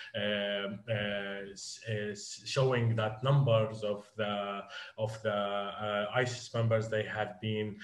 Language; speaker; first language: English; non-native, fluent; Arabic